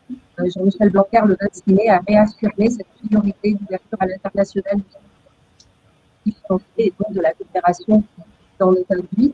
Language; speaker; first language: French; native; French